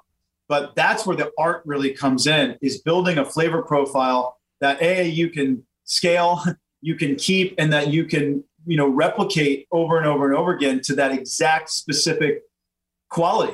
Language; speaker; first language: English; native; English